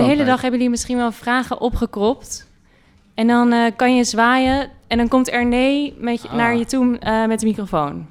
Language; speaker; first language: Dutch; native; Dutch